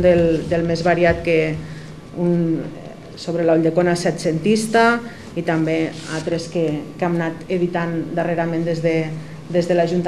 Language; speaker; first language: Catalan; native; Catalan